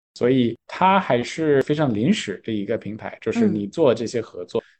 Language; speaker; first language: Chinese; non-native, fluent; English